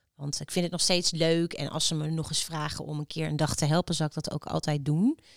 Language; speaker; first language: Dutch; native; Dutch